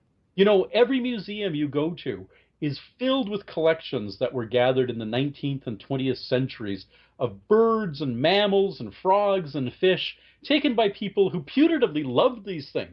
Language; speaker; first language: English; native; English